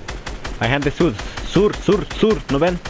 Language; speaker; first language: Spanish; early bilingual, heritage; English